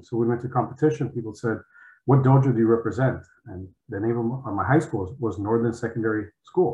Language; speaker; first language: English; early bilingual, other home language; Polish